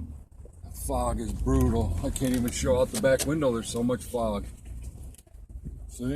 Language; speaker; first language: English; native; English